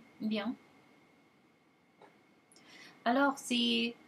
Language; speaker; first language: French; non-native, fluent; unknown